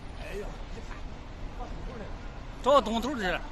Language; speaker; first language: Chinese; native; Chinese